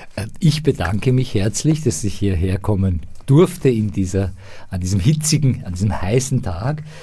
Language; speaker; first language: German; non-native, fluent; Persian